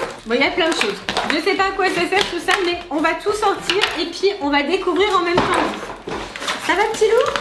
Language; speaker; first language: French; native; French